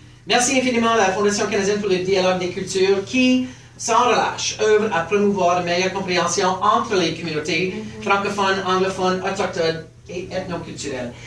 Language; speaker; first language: French; early bilingual, heritage; French